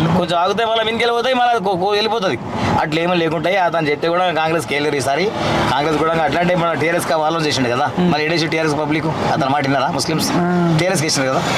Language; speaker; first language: Telugu; non-native, local second language; Urdu